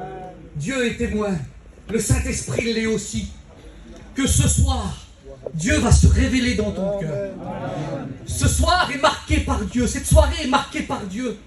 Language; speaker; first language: French; native; French